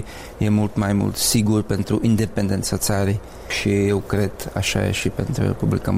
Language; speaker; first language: Romanian; non-native, learner; Czech